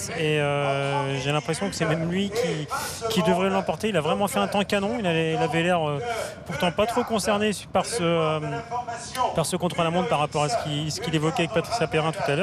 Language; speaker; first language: French; native; French